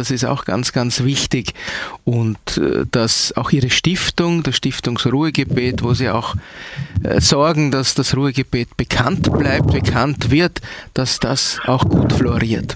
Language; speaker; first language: German; native; German